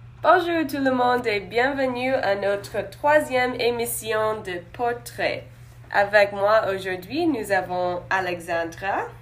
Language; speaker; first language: French; non-native, learner; English